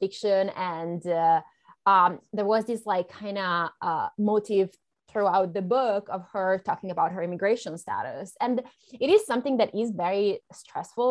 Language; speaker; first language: English; non-native, fluent; Italian